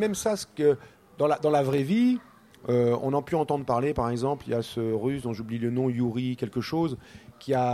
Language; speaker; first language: French; native; French